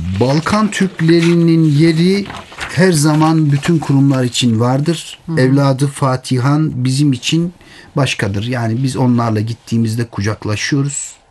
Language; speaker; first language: Turkish; native; Turkish